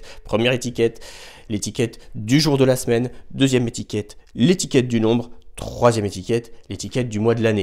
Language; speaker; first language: French; native; French